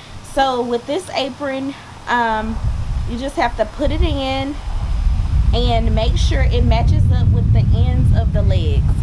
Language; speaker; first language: English; native; English